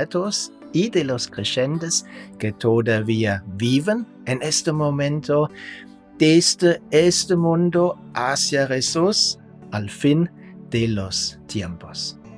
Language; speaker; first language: Spanish; non-native, fluent; German